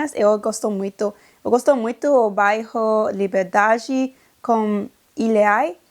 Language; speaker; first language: Portuguese; non-native, learner; English